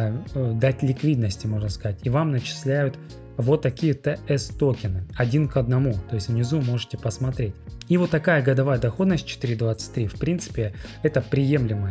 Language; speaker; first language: Russian; native; Russian